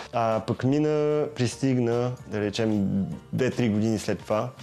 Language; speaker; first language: Bulgarian; early bilingual, heritage; Bulgarian